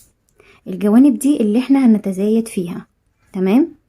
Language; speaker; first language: Arabic; native; Arabic